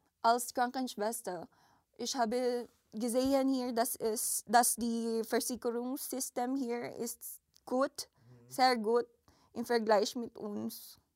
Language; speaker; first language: German; non-native, learner; Filipino